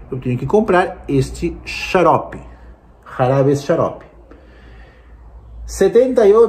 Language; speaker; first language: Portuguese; non-native, fluent; Spanish